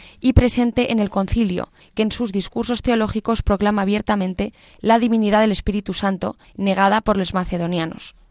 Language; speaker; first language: Spanish; native; Spanish